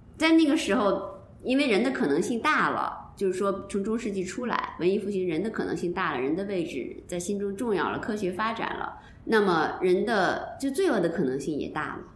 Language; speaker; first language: Chinese; native; Chinese